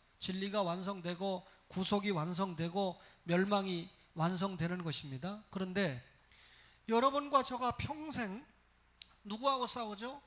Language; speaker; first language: Korean; native; Korean